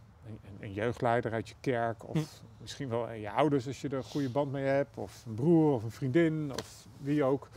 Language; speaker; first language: Dutch; native; Dutch